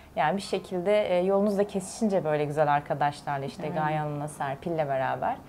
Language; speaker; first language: Turkish; native; Turkish